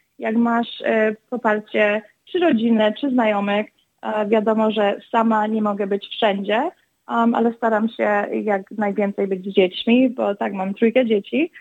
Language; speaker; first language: Polish; early bilingual, other home language; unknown